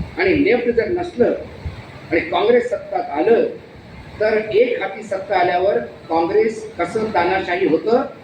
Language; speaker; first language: Marathi; non-native, local second language; Hindi